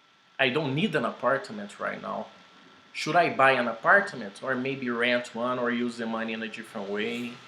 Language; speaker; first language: English; non-native, fluent; Portuguese